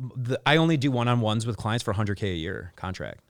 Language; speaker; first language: English; native; English